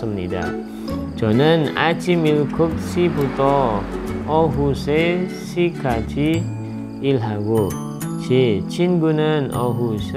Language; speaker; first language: Korean; non-native, fluent; Indonesian